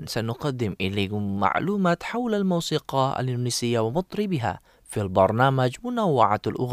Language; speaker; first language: Arabic; non-native, fluent; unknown